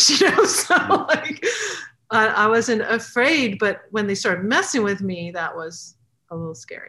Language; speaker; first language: English; native; English